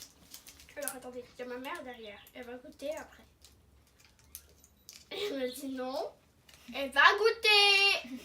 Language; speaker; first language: French; native; French